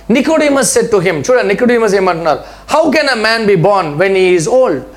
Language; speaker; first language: English; non-native, local second language; Telugu